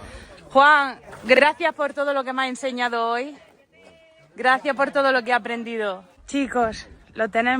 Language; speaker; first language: Spanish; native; Spanish